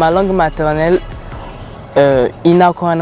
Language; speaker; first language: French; non-native, local second language; Hausa